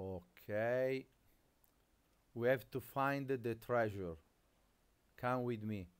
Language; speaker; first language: English; non-native, learner; Italian